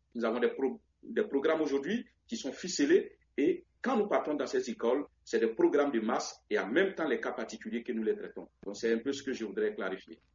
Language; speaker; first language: French; non-native, local second language; Baoulé